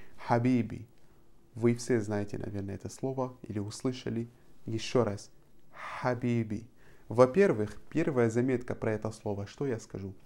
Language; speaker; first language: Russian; non-native, fluent; Arabic